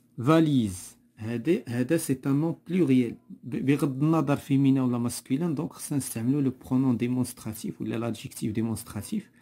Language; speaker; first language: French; non-native, local second language; Arabic